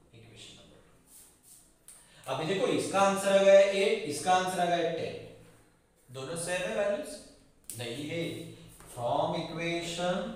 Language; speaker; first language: Hindi; non-native, local second language; Marathi